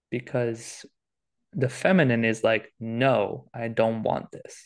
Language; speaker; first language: English; non-native, fluent; Romanian